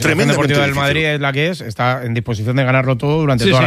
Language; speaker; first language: Spanish; native; Spanish